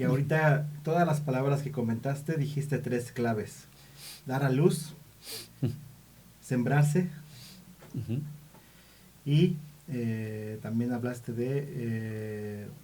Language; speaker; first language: Spanish; native; Spanish